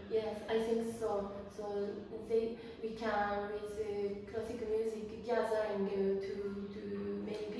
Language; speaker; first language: English; non-native, learner; Japanese